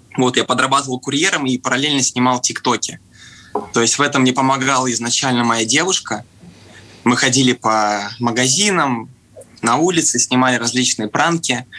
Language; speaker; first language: Russian; native; Russian